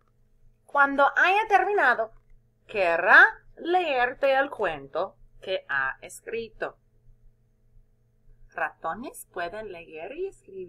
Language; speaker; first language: Spanish; non-native, fluent; English